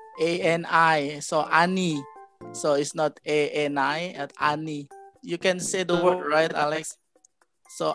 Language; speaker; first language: English; non-native, fluent; Indonesian